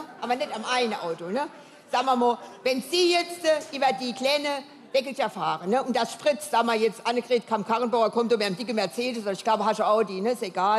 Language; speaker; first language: German; native; German